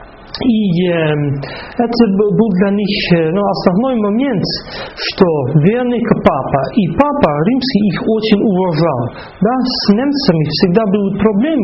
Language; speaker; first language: Russian; non-native, fluent; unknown